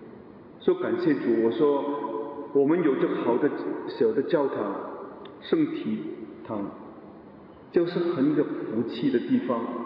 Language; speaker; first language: Chinese; non-native, local second language; Cantonese